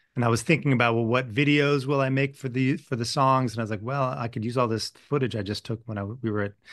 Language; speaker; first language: English; native; English